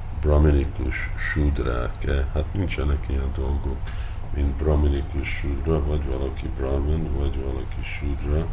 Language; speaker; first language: Hungarian; early bilingual, heritage; Hungarian